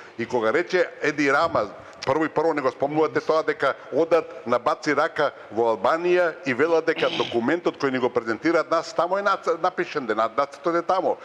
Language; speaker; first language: Macedonian; native; Macedonian